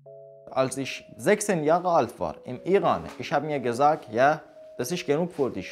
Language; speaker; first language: German; non-native, learner; Persian